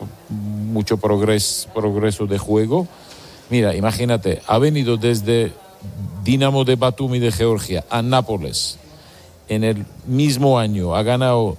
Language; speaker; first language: Spanish; non-native, learner; Georgian